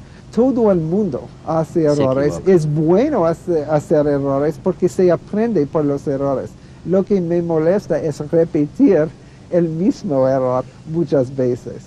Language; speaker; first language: Spanish; non-native, fluent; English